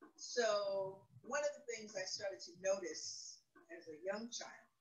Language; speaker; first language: English; native; English